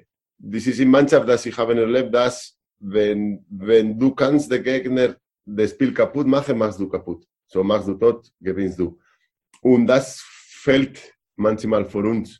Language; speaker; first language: German; non-native, learner; Spanish